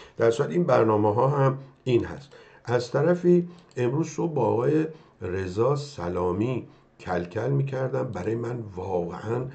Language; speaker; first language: Persian; native; Persian